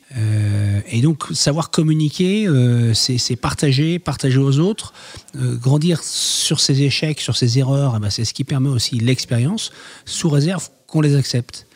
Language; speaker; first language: French; native; French